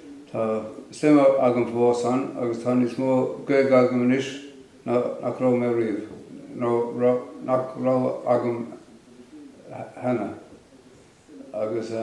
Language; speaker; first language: Irish; non-native, local second language; English